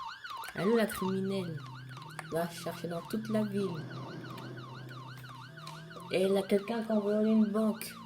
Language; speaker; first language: French; native; French